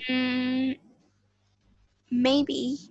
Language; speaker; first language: English; non-native, learner; Vietnamese